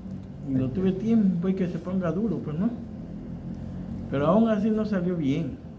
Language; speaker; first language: Spanish; native; Spanish